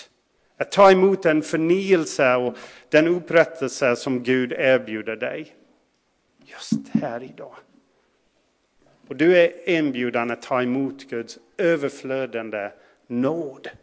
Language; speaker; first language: Swedish; non-native, fluent; English